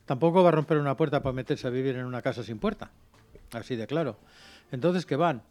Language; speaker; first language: Spanish; non-native, local second language; Catalan